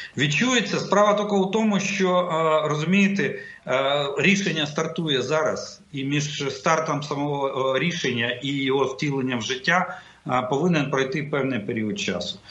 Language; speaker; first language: Ukrainian; non-native, local second language; Russian